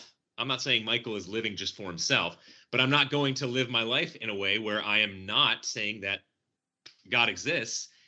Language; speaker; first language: English; native; English